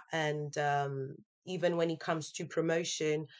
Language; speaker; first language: English; non-native, fluent; Italian